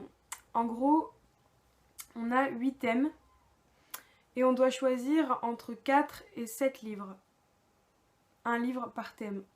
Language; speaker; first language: French; native; French